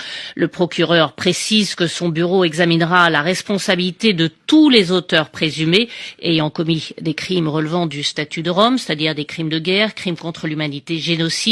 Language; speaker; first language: French; native; French